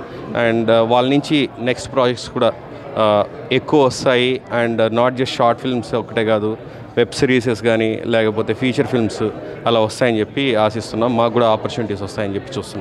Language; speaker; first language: Telugu; native; Telugu